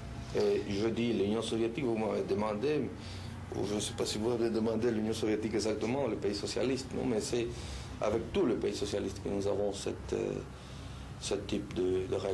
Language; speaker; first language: French; non-native, learner; Spanish